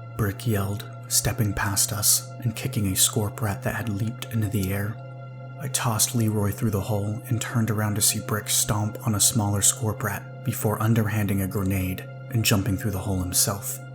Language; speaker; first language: English; native; English